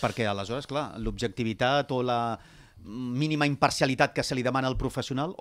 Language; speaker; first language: Catalan; native; Catalan